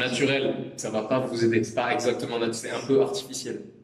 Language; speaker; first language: French; native; French